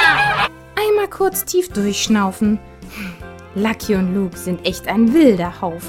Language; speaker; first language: German; native; German